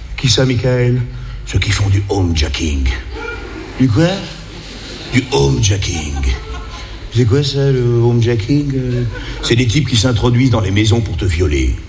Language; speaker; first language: French; native; French